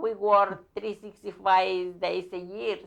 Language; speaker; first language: English; non-native, learner; Spanish